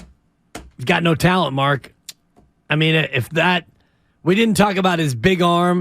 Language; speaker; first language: English; native; English